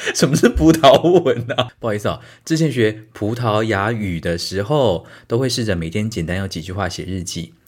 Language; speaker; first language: Chinese; native; Chinese